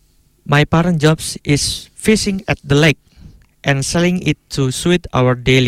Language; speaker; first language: English; non-native, learner; Indonesian